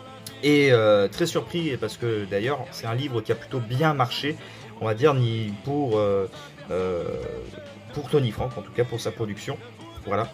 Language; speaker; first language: French; native; French